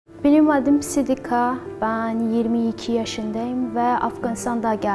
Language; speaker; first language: Turkish; non-native, learner; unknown